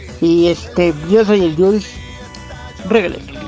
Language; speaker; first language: Spanish; native; Spanish